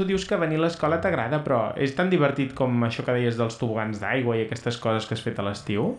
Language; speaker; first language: Catalan; native; Catalan